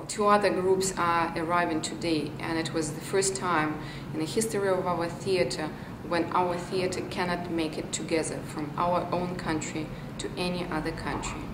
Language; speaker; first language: English; non-native, fluent; Belarusian